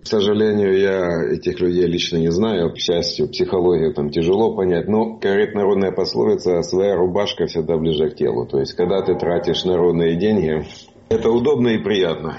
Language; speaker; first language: Russian; native; Russian